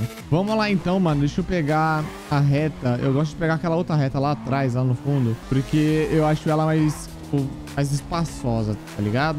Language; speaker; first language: Portuguese; native; Portuguese